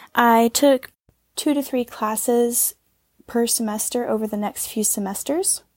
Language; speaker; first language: English; native; English